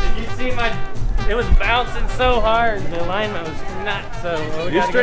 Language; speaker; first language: English; native; English